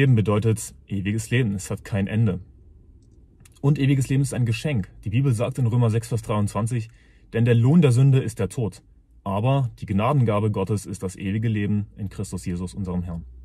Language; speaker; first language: German; native; German